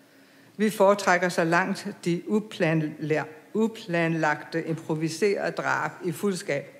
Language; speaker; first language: Danish; native; Danish